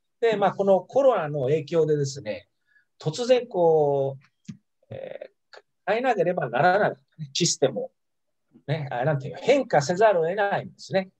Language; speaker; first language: Japanese; non-native, fluent; Italian